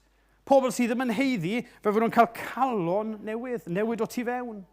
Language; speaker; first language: Welsh; native; Welsh